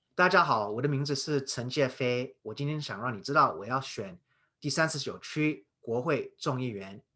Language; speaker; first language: Chinese; early bilingual, heritage; Chinese